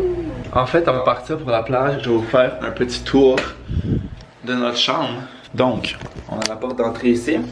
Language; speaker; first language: French; native; French